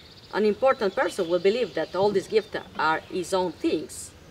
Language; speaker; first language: English; non-native, fluent; Italian